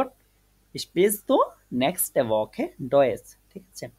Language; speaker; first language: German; non-native, fluent; Bangla